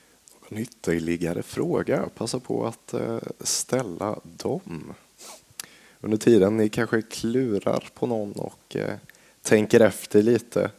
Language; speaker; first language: Swedish; native; Swedish